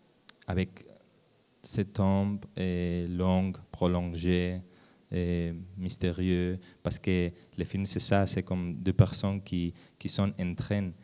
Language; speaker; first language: French; non-native, learner; Spanish